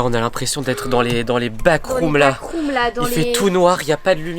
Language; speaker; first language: French; native; French